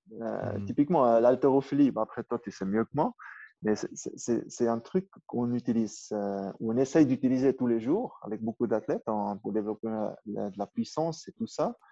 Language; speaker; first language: French; non-native, local second language; Swiss German